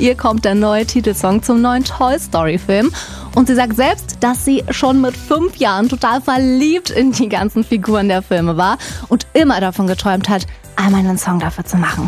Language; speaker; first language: German; native; German